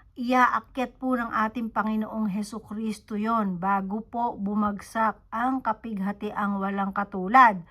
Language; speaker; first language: Filipino; native; Filipino